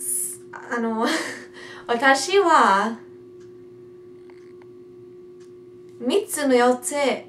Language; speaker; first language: Japanese; non-native, learner; English